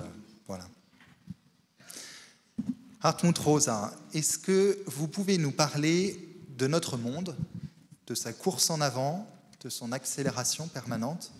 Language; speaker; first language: French; native; French